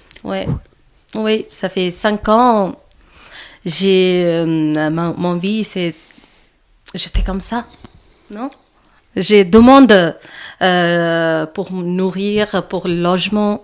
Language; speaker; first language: French; non-native, learner; Malayalam